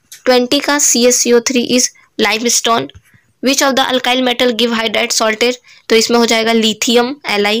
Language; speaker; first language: Hindi; native; Hindi